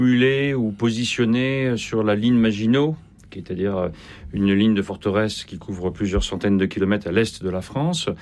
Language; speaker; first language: French; native; French